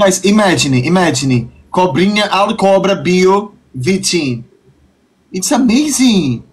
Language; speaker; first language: English; non-native, learner; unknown